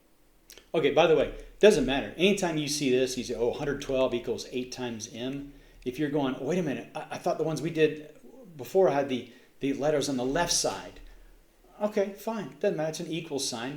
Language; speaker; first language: English; native; English